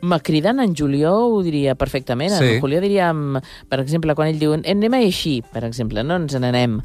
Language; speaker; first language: Catalan; native; Catalan